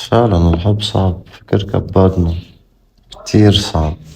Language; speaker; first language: Arabic; non-native, learner; Amharic